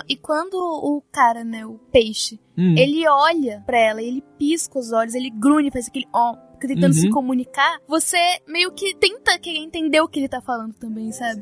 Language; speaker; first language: Portuguese; native; Portuguese